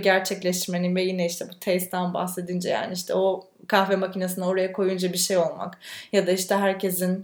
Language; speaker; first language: Turkish; native; Turkish